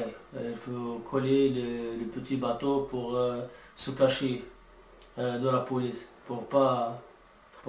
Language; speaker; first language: French; non-native, learner; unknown